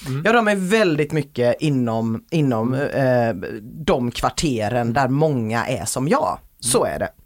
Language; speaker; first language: Swedish; native; Swedish